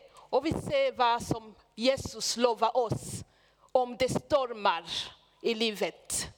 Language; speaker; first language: Swedish; non-native, fluent; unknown